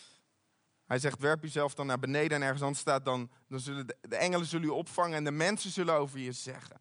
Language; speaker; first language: Dutch; native; Dutch